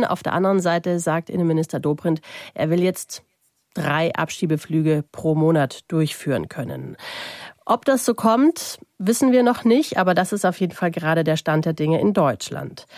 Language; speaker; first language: German; native; German